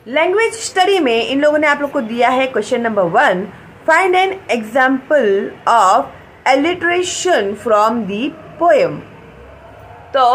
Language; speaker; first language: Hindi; non-native, local second language; Marathi